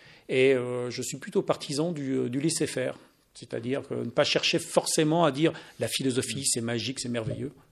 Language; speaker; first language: French; native; French